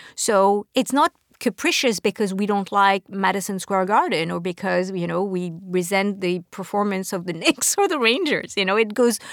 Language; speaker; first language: English; non-native, fluent; French